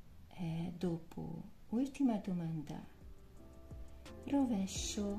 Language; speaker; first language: Italian; non-native, learner; Hungarian